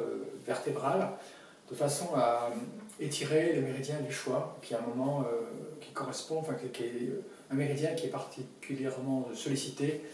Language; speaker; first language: French; native; French